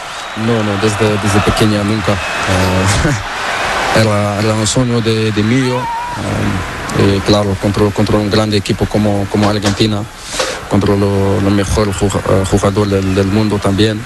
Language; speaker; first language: Spanish; non-native, learner; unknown